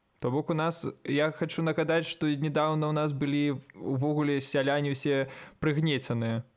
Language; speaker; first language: Belarusian; non-native, local second language; Russian